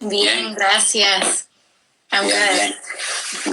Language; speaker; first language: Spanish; early bilingual, heritage; English